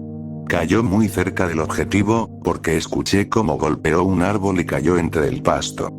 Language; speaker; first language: Spanish; native; Spanish